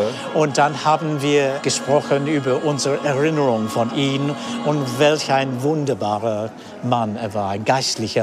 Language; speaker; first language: German; non-native, fluent; English